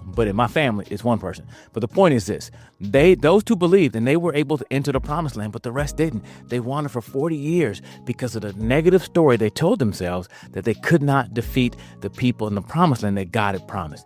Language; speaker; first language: English; native; English